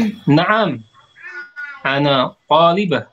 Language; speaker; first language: Arabic; non-native, fluent; Indonesian